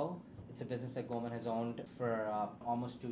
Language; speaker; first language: English; non-native, local second language; Urdu